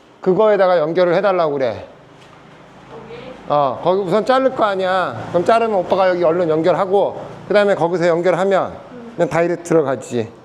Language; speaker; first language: Korean; native; Korean